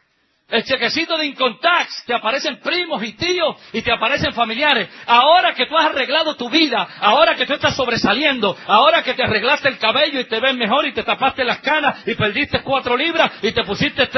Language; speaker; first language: Spanish; native; Spanish